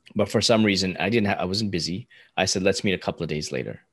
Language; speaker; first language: English; early bilingual, other home language; Hindi